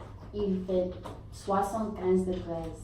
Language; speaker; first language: French; non-native, learner; English